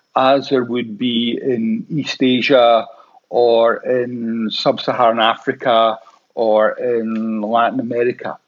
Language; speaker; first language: English; native; English